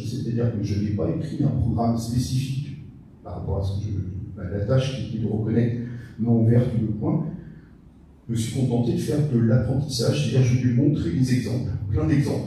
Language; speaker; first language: French; native; French